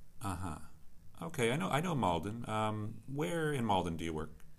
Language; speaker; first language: English; native; English